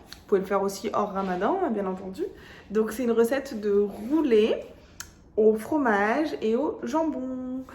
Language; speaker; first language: French; early bilingual, other home language; Arabic